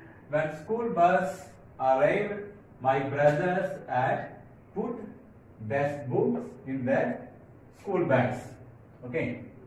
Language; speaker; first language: English; non-native, local second language; Tamil